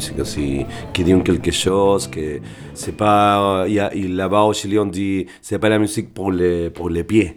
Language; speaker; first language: French; non-native, fluent; Spanish